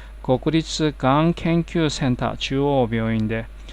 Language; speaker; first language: Japanese; non-native, fluent; Korean